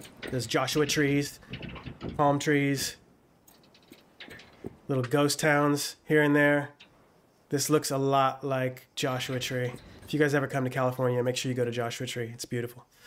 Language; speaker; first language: English; native; English